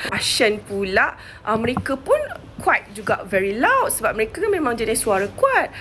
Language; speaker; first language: Malay; native; Malay